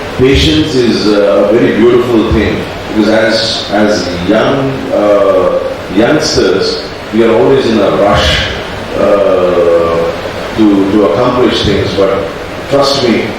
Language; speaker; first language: English; non-native, local second language; Kannada